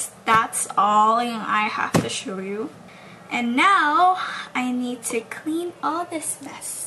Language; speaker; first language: English; non-native, fluent; Indonesian